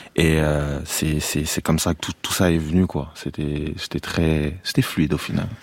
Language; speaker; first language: French; native; French